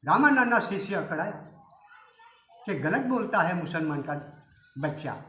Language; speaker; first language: Hindi; non-native, local second language; Gujarati